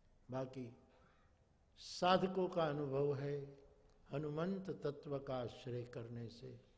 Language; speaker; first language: Hindi; non-native, local second language; Gujarati